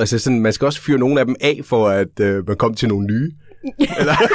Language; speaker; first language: Danish; native; Danish